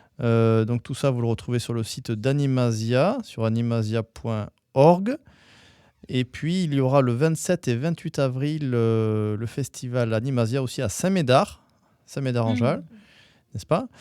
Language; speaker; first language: French; native; French